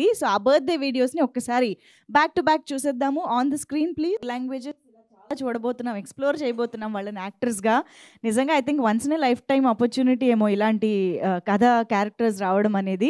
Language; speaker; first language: Telugu; native; Telugu